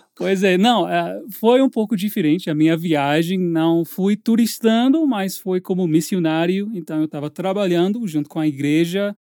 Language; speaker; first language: Portuguese; non-native, fluent; English